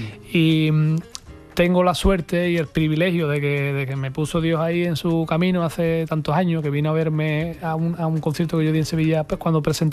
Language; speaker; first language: Spanish; native; Spanish